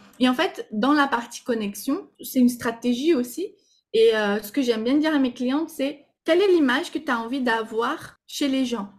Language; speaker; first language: French; non-native, fluent; Portuguese